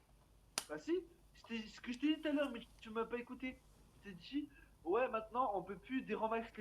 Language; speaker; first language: French; native; French